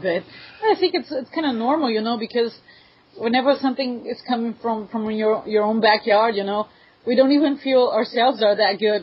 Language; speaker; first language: English; non-native, fluent; Portuguese